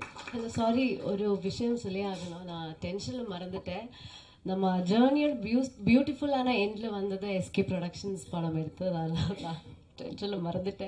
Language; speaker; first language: Tamil; non-native, fluent; Malayalam